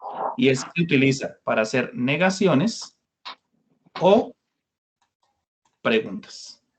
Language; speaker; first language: Spanish; non-native, fluent; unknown